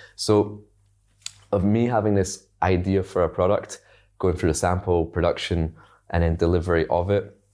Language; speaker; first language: English; native; English